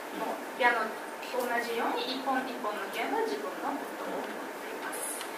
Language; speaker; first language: Japanese; non-native, fluent; Ukrainian